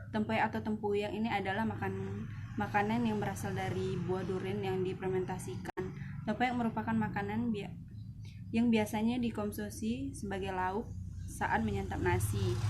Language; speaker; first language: Indonesian; non-native, local second language; Malay